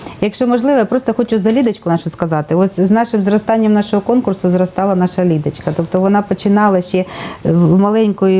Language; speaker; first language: Ukrainian; native; Ukrainian